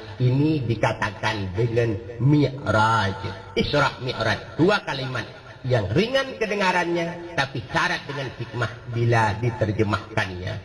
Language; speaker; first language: Malay; non-native, local second language; Achinese